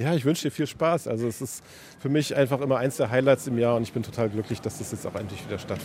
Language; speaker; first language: German; native; German